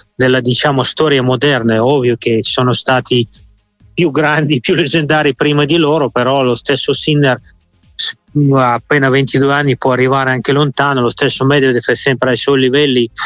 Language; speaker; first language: Italian; non-native, fluent; Russian